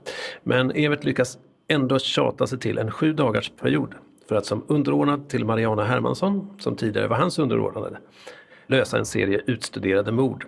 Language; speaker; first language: Swedish; native; Swedish